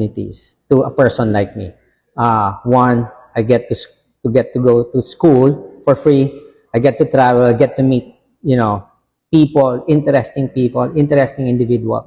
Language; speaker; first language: English; non-native, local second language; Filipino